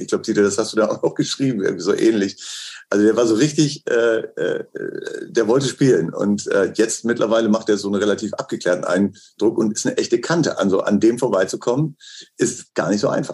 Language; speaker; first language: German; native; German